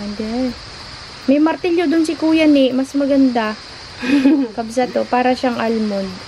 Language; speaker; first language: Filipino; non-native, local second language; Iloko